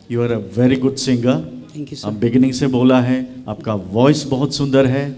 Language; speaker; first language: Hindi; non-native, local second language; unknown